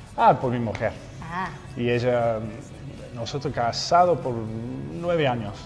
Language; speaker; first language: Spanish; non-native, learner; English